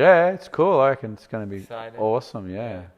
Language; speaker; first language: English; native; English